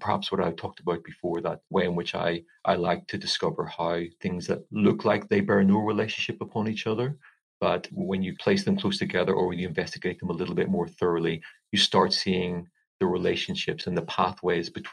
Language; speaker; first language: English; native; English